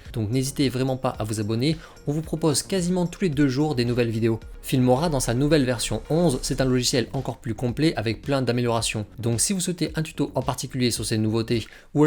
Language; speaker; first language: French; native; French